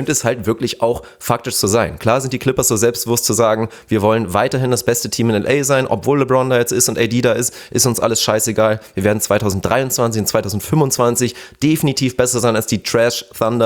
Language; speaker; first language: German; native; German